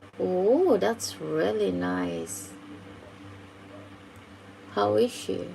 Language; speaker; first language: English; non-native, fluent; Filipino